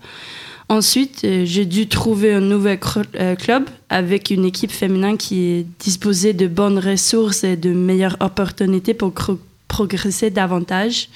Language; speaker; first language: French; non-native, fluent; Swedish